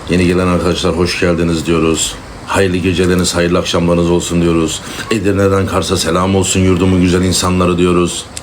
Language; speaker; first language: Turkish; native; Turkish